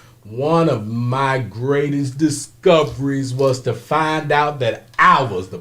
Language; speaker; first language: English; native; English